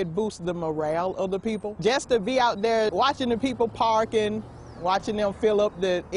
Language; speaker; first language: English; native; English